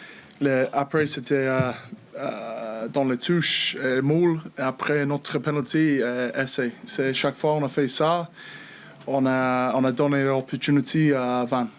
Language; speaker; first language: French; non-native, learner; English